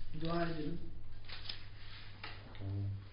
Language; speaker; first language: Turkish; non-native, fluent; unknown